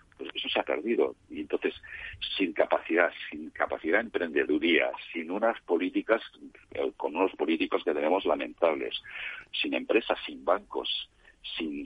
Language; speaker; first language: Spanish; non-native, local second language; Catalan